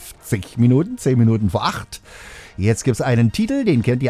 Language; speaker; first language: German; native; German